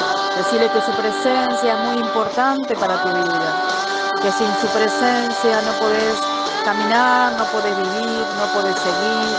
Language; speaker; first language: Spanish; native; Spanish